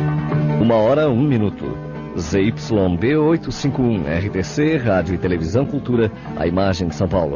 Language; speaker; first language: Portuguese; native; Portuguese